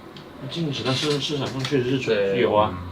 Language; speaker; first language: Chinese; native; Chinese